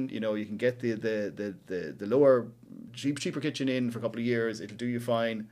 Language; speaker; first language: English; native; English